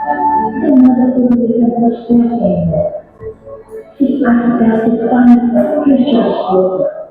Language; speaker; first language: English; non-native, learner; Indonesian